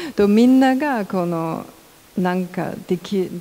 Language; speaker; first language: Japanese; non-native, learner; German